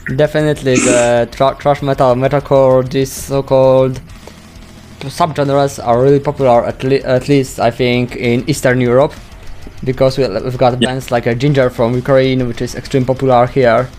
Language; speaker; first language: English; non-native, fluent; Polish